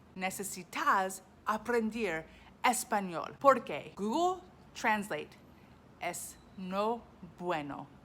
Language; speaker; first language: Spanish; non-native, learner; English